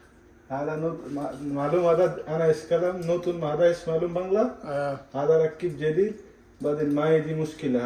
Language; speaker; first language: Arabic; non-native, learner; Bangla